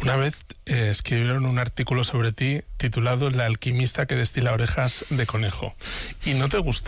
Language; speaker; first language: Spanish; native; Spanish